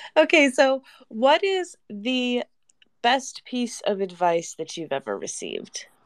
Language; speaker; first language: English; native; English